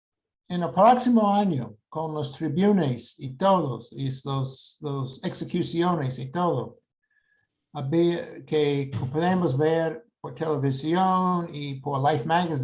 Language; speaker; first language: Spanish; non-native, fluent; English